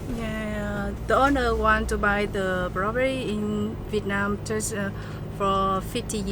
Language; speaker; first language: English; non-native, learner; Vietnamese